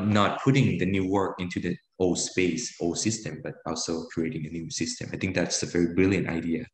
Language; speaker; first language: English; non-native, fluent; Thai